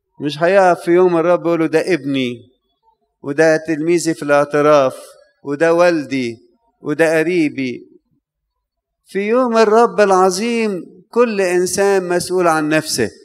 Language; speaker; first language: Arabic; native; Arabic